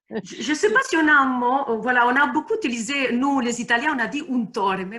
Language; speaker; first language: French; non-native, fluent; Italian